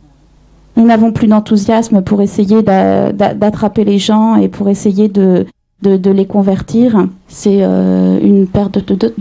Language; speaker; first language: French; native; French